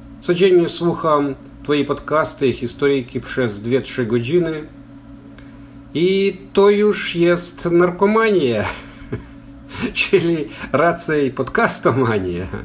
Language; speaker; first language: Polish; non-native, learner; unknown